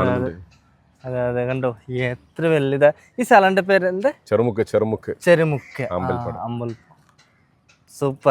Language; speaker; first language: Malayalam; non-native, learner; Bangla